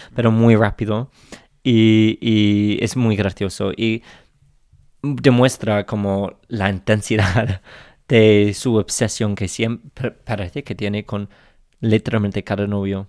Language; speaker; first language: Spanish; non-native, fluent; English